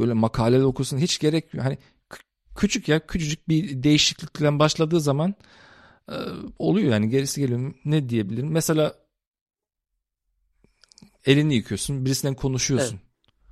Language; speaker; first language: Turkish; early bilingual, heritage; Turkish